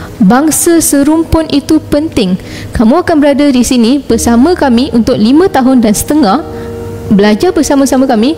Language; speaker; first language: Malay; non-native, local second language; Tamil